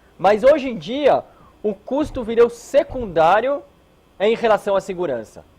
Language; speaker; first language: Portuguese; early bilingual, heritage; Hebrew